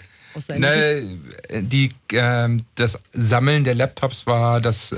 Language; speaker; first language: German; native; German